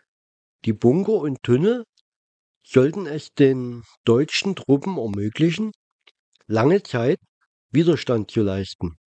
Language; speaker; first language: German; native; German